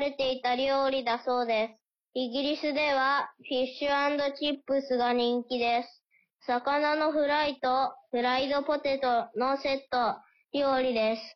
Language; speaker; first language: Japanese; early bilingual, heritage; Japanese